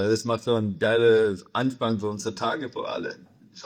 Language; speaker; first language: German; non-native, fluent; English